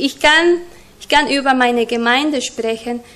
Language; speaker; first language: German; non-native, learner; Spanish